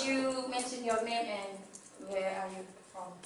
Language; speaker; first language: English; non-native, learner; Indonesian